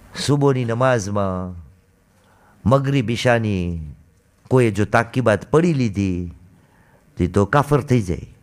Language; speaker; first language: Gujarati; early bilingual, heritage; Gujarati